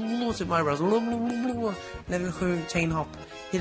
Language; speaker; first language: English; non-native, learner; Swedish